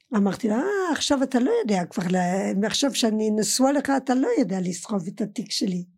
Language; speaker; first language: Hebrew; non-native, fluent; French